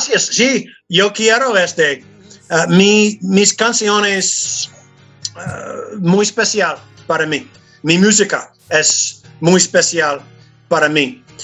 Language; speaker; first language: Spanish; non-native, learner; English